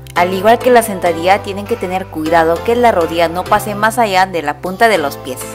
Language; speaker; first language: Spanish; non-native, fluent; Korean